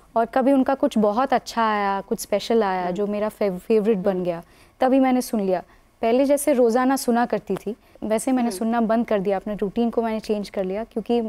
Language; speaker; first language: Hindi; non-native, local second language; Bangla